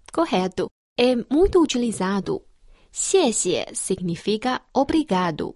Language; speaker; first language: Portuguese; non-native, fluent; Chinese